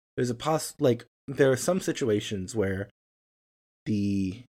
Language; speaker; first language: English; native; English